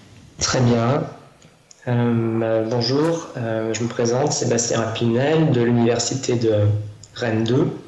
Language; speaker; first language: French; native; French